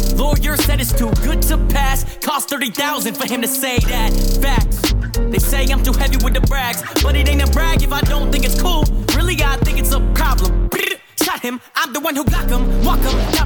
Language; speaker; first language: English; native; English